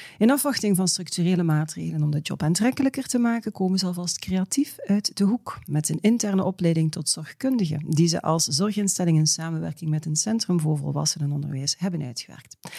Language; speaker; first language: Dutch; native; Dutch